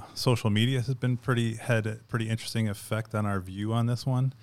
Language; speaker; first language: English; native; English